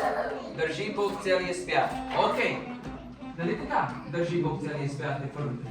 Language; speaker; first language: Bulgarian; non-native, fluent; English